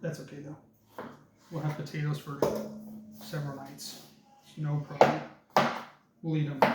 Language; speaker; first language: English; native; English